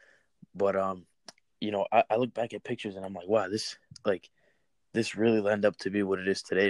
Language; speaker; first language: English; native; English